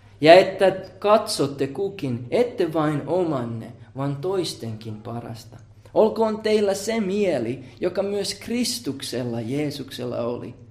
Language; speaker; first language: Finnish; native; Finnish